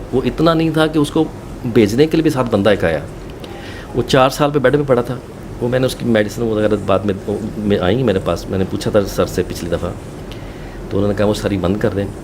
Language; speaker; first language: Urdu; native; Urdu